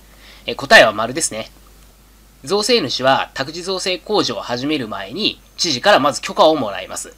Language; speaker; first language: Japanese; native; Japanese